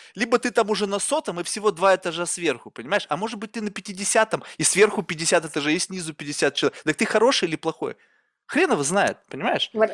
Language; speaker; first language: Russian; native; Russian